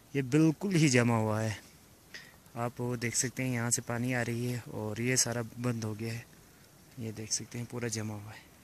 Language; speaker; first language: Urdu; non-native, local second language; Balti